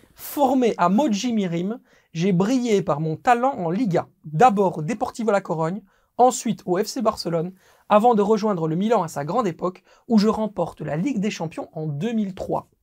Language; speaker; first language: French; native; French